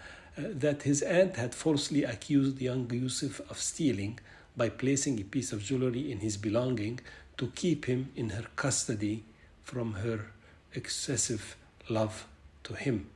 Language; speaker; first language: English; non-native, fluent; Arabic